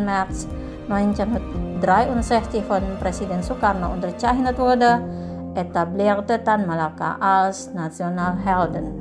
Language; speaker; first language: German; non-native, fluent; Indonesian